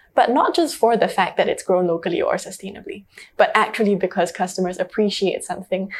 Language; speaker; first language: English; native; English